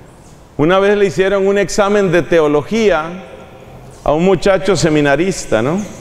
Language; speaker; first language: Spanish; native; Spanish